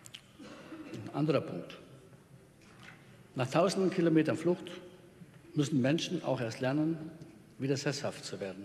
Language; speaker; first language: German; native; German